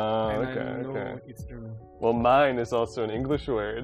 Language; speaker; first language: English; native; English